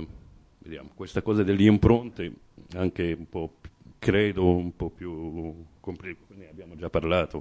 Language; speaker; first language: Italian; non-native, fluent; Arabic